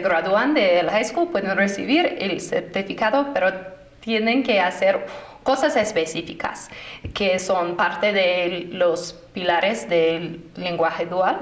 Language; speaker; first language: Spanish; non-native, fluent; English